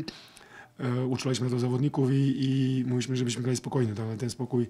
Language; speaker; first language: Polish; non-native, fluent; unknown